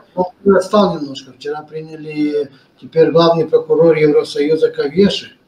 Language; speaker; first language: Russian; non-native, local second language; Romanian